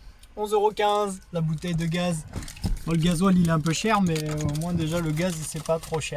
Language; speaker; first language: French; native; French